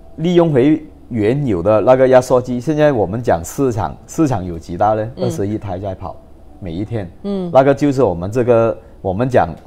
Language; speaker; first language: Chinese; non-native, local second language; Cantonese